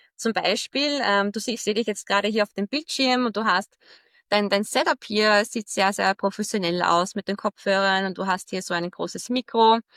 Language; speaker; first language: German; early bilingual, other home language; Arabic